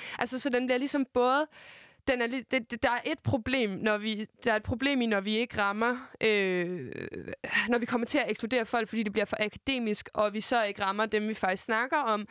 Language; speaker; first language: Danish; native; Danish